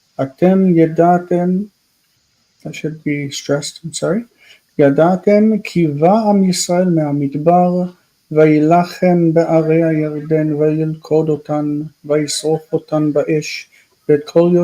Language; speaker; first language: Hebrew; non-native, fluent; English